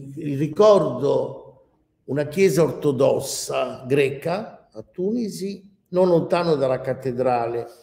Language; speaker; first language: Italian; early bilingual, heritage; Arabic